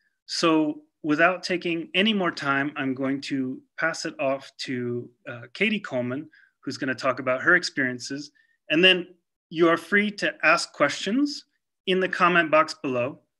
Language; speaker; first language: English; native; English